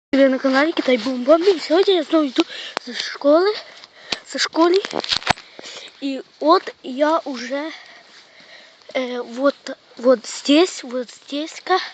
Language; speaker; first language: Russian; non-native, local second language; Ukrainian